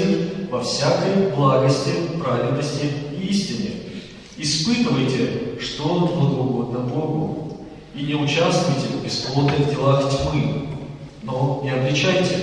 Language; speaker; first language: Russian; native; Russian